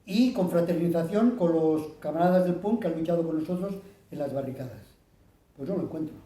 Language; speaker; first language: Spanish; non-native, local second language; Catalan